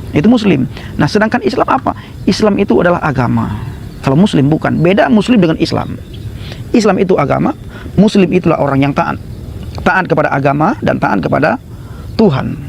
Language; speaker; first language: Indonesian; non-native, local second language; Achinese